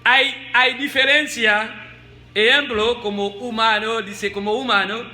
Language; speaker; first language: Spanish; non-native, learner; Haitian Creole